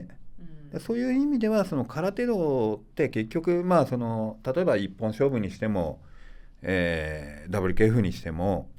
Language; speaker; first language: Japanese; native; Japanese